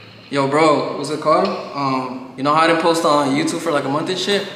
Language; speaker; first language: English; early bilingual, other home language; Spanish